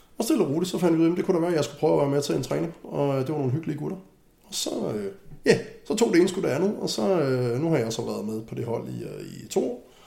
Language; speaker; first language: Danish; native; Danish